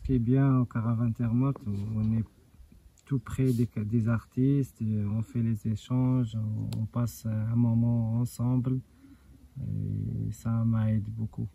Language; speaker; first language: French; non-native, local second language; Arabic